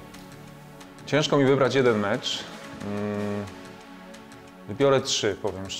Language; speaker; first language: Polish; native; Polish